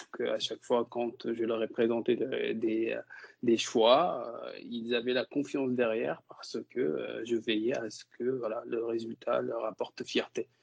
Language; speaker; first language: French; non-native, local second language; Wolof